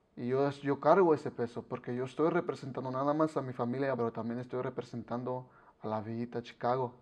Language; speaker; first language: Spanish; early bilingual, heritage; Spanish